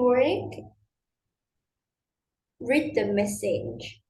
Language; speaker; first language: English; non-native, learner; Vietnamese